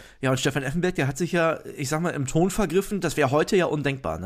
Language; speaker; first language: German; native; German